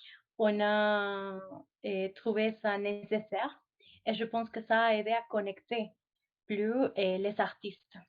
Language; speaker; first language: French; non-native, fluent; Spanish